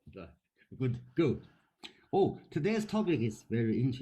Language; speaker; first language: English; non-native, learner; Chinese